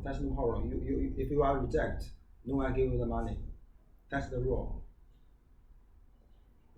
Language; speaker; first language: English; non-native, learner; Chinese